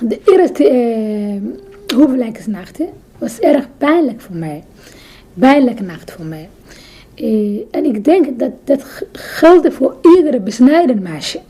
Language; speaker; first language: Dutch; non-native, learner; Somali